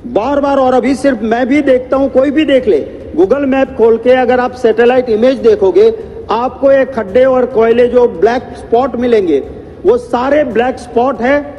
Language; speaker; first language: Hindi; non-native, local second language; Gujarati